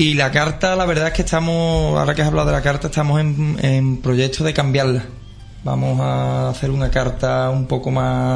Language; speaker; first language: Spanish; native; Spanish